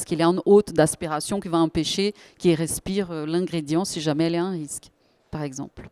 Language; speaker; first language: French; native; French